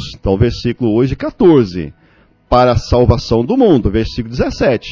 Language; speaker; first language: Portuguese; native; Portuguese